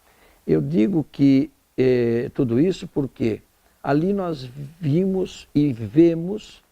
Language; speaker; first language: Portuguese; native; Portuguese